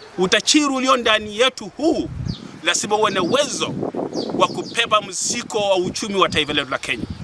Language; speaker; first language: Swahili; non-native, local second language; Luyia